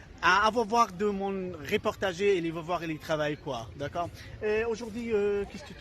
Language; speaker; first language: French; non-native, learner; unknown